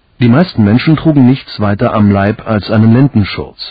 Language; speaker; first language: German; native; German